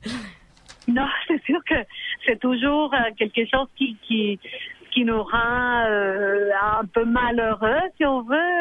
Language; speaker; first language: French; non-native, fluent; Spanish